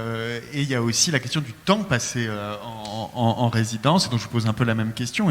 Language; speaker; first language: French; native; French